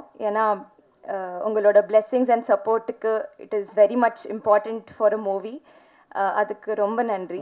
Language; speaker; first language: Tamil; non-native, local second language; Telugu